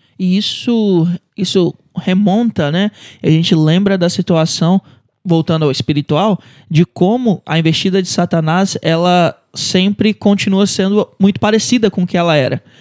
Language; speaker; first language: Portuguese; native; Portuguese